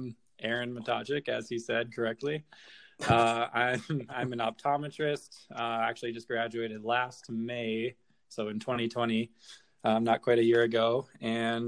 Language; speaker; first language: English; native; English